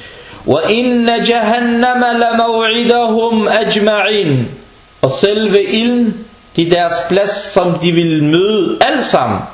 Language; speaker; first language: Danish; non-native, fluent; Arabic